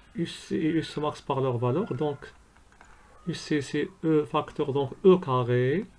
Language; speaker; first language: French; non-native, local second language; Arabic